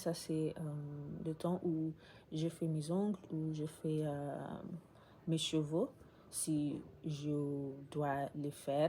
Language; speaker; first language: French; non-native, learner; English